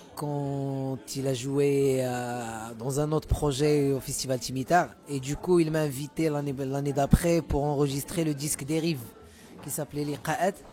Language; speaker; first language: French; non-native, local second language; Arabic